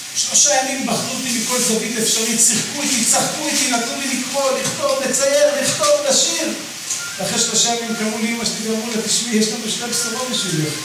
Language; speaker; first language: Hebrew; native; Hebrew